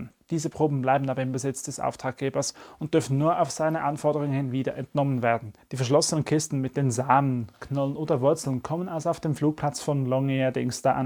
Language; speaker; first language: German; native; German